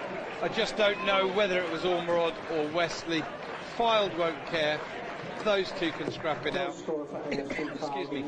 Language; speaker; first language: English; native; English